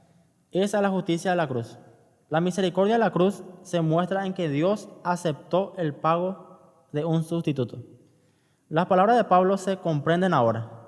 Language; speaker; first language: Spanish; native; Spanish